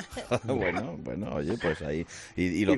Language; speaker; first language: Spanish; native; Spanish